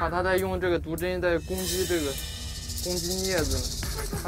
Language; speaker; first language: Chinese; native; Chinese